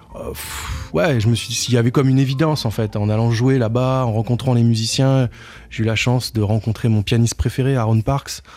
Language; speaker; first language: French; native; French